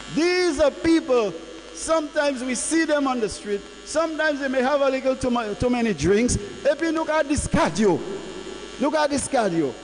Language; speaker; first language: English; non-native, local second language; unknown